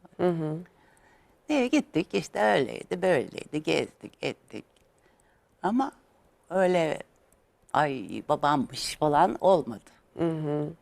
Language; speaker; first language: Turkish; native; Turkish